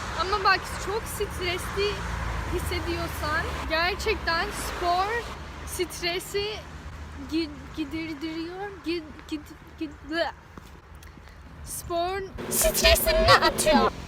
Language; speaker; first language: Turkish; non-native, fluent; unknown